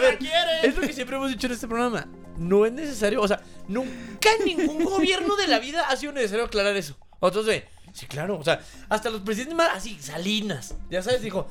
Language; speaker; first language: Spanish; native; Spanish